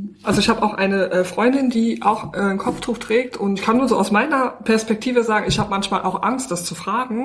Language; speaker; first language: German; native; German